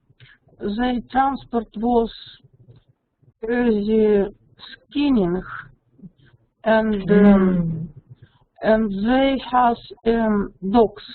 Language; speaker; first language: English; non-native, learner; Russian